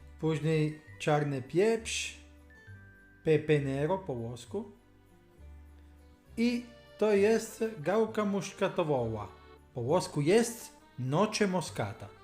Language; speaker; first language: Polish; non-native, learner; Italian